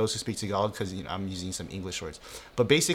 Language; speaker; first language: English; early bilingual, other home language; Filipino